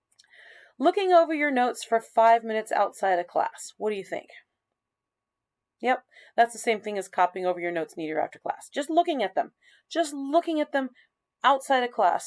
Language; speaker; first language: English; native; English